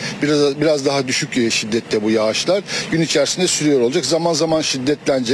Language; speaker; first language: Turkish; native; Turkish